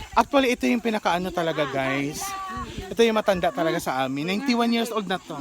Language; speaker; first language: Filipino; native; Filipino